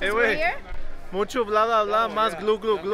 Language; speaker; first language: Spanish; early bilingual, heritage; Spanish